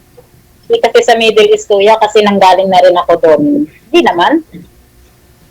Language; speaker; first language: Filipino; non-native, local second language; Iloko